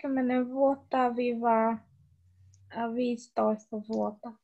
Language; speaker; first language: Finnish; non-native, learner; English